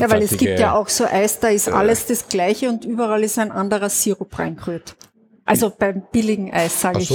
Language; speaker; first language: German; native; German